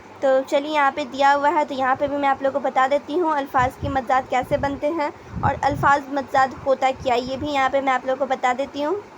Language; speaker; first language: Urdu; native; Urdu